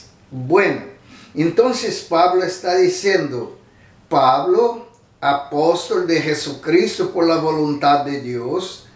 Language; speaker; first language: Spanish; non-native, fluent; Portuguese